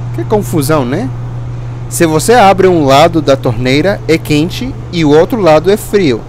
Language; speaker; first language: Portuguese; non-native, fluent; English